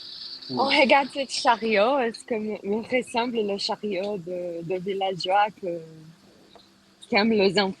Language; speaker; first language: French; non-native, learner; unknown